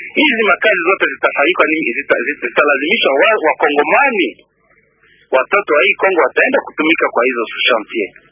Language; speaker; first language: Swahili; non-native, local second language; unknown